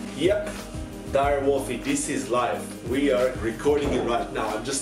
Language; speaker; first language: English; non-native, fluent; Portuguese